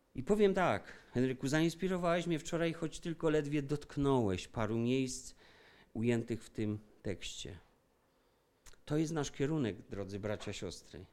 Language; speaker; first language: Polish; native; Polish